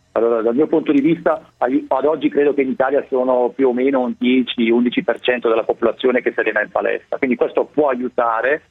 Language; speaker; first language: Italian; early bilingual, other home language; German